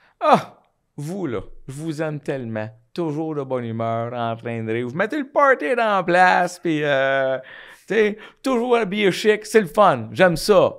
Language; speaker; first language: French; native; French